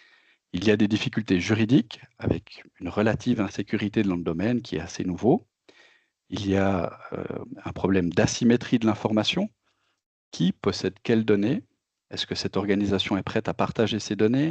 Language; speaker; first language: French; native; French